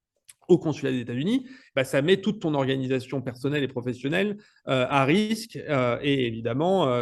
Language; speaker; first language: French; native; French